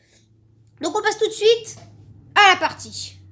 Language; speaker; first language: French; native; French